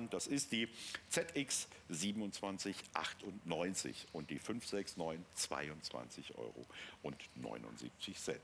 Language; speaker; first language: German; native; German